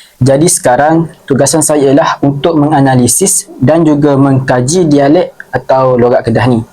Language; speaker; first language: Malay; native; Malay